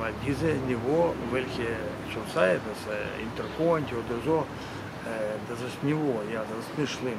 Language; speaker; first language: German; non-native, learner; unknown